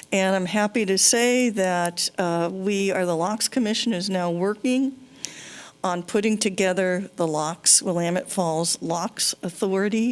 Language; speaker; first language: English; native; English